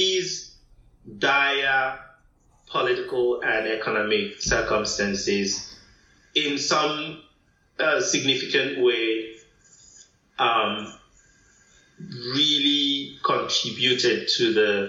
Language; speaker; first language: English; non-native, local second language; Igbo